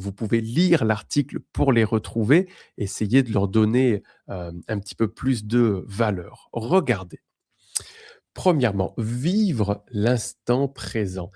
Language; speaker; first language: French; native; French